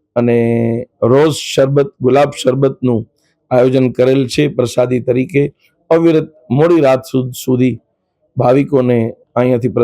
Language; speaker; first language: Gujarati; non-native, local second language; Sindhi